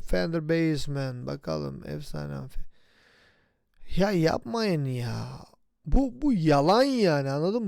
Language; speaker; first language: Turkish; native; Turkish